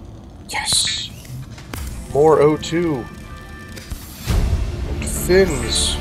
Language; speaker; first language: English; native; English